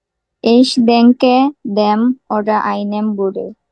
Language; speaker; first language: German; non-native, learner; Bangla